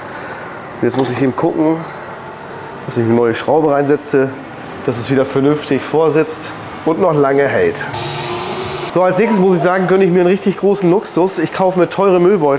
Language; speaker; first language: German; native; German